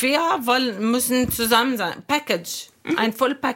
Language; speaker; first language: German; non-native, fluent; Arabic